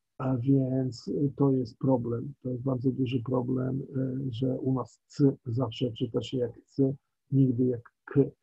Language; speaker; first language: Polish; native; Polish